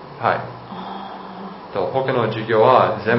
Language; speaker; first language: Japanese; non-native, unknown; English